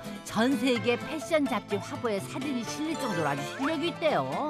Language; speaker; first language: Korean; native; Korean